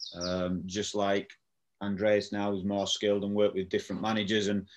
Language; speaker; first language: English; native; English